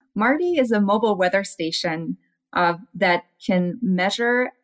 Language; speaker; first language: English; non-native, fluent; German